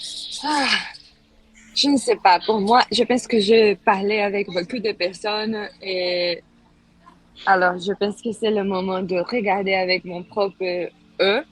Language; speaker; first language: French; non-native, learner; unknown